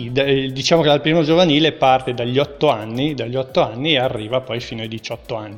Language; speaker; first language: Italian; native; Italian